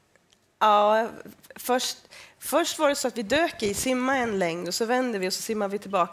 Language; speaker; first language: Swedish; native; Swedish